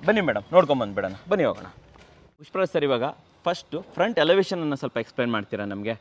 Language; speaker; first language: Kannada; native; Kannada